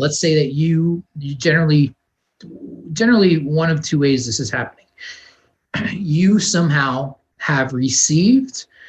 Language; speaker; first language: English; native; English